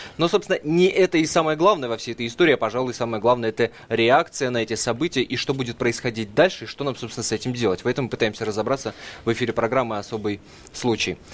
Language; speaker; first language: Russian; native; Russian